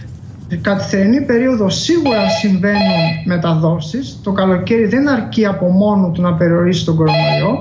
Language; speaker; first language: Greek; native; Greek